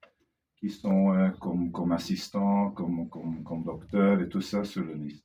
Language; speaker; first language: French; non-native, fluent; Dutch